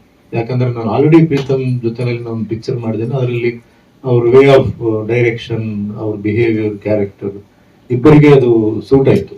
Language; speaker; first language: Kannada; non-native, fluent; Tulu